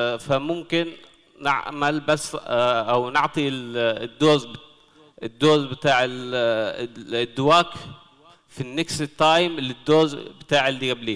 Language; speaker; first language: Arabic; native; Arabic